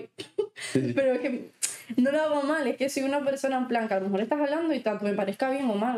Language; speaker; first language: Spanish; native; Spanish